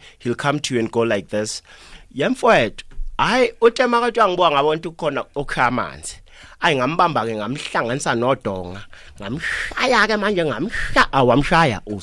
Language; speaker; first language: English; non-native, local second language; South Ndebele